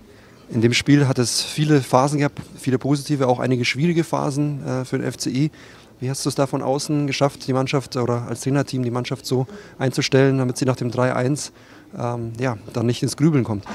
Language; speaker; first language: German; native; German